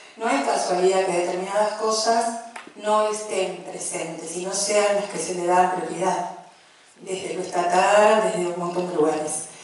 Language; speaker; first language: Spanish; native; Spanish